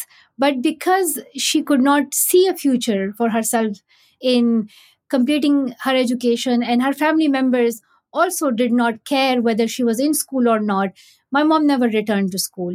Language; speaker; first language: English; non-native, local second language; Pashto